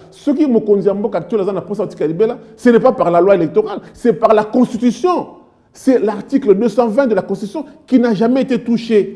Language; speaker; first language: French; non-native, local second language; Lingala